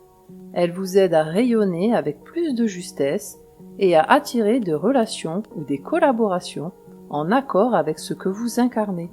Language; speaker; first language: French; native; French